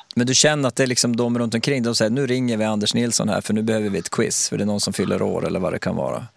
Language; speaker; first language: Swedish; native; Swedish